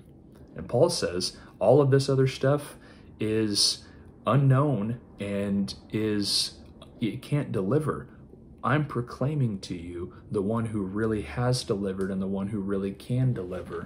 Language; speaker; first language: English; native; English